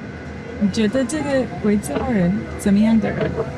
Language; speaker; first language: Chinese; non-native, learner; English